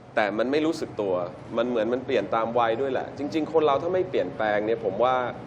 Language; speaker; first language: Thai; native; Thai